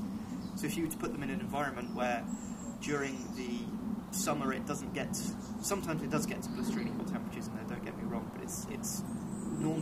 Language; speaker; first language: English; native; English